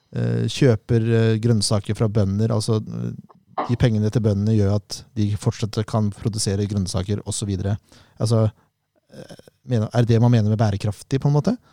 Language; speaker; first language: Norwegian; native; Norwegian